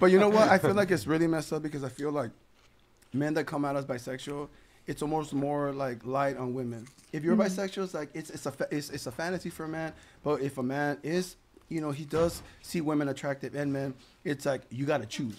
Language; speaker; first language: English; early bilingual, other home language; Spanish